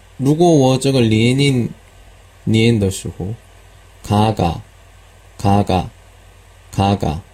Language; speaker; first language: Chinese; non-native, learner; Korean